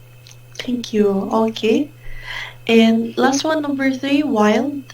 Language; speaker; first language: English; non-native, fluent; Filipino